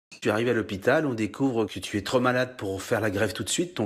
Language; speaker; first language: French; native; French